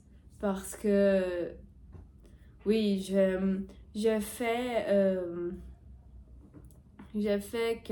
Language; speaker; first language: French; non-native, learner; Portuguese